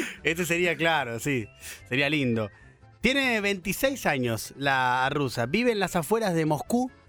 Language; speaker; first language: Spanish; native; Spanish